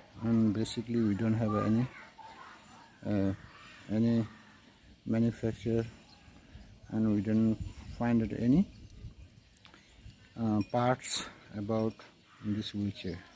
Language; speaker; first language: English; non-native, learner; Nepali